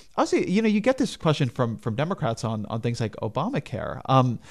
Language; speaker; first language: English; native; English